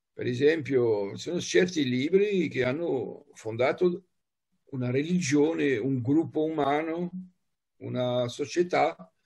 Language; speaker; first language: Italian; non-native, fluent; French